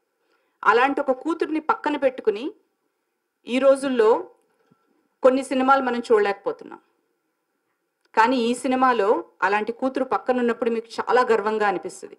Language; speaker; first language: Telugu; native; Telugu